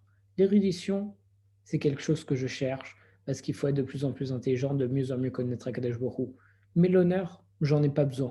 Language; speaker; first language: French; native; French